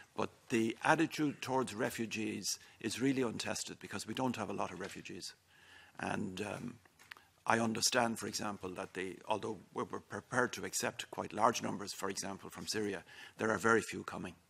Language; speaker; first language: English; native; English